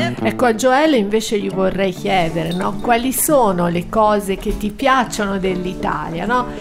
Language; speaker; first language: Italian; native; Italian